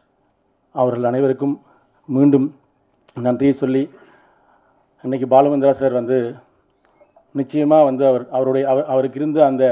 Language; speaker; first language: Tamil; native; Tamil